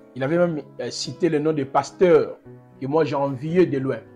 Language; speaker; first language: French; non-native, local second language; Lingala